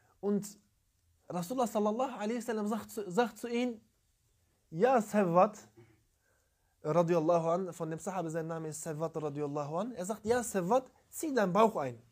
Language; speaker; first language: German; early bilingual, other home language; Turkish